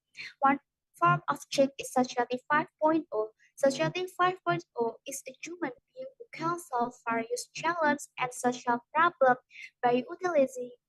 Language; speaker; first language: English; non-native, learner; Indonesian